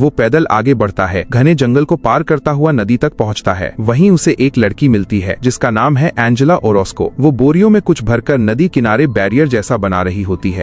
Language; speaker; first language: Hindi; native; Hindi